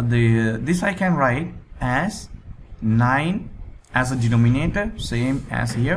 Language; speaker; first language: English; non-native, local second language; Sinhala